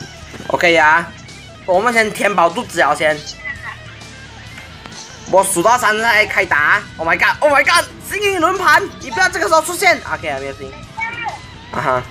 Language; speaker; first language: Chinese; native; Chinese